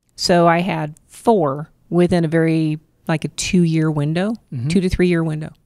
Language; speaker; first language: English; native; English